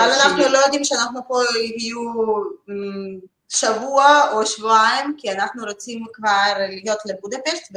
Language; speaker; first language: Hebrew; non-native, learner; Russian